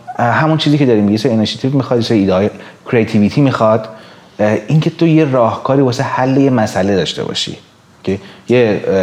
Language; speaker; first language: Persian; native; Persian